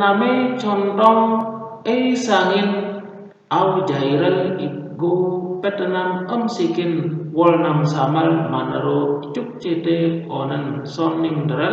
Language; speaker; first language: Korean; non-native, fluent; Indonesian